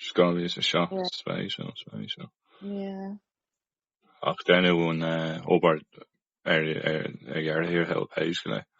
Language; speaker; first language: Irish; non-native, local second language; English